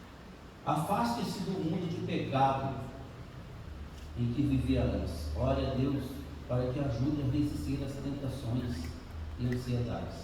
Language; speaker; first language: Portuguese; native; Portuguese